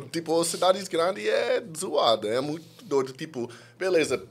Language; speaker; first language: Portuguese; non-native, fluent; English